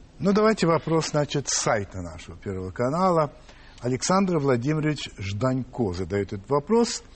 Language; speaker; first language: Russian; non-native, fluent; English